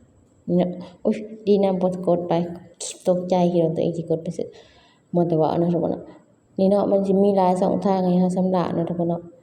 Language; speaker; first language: Thai; non-native, local second language; Lao